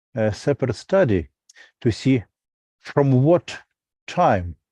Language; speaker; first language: English; non-native, fluent; Russian